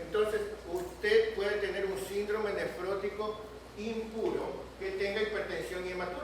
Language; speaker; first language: Spanish; native; Spanish